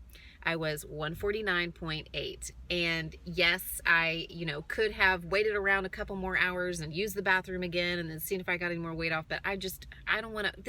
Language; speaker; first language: English; native; English